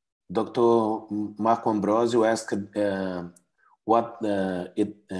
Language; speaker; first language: English; non-native, fluent; Portuguese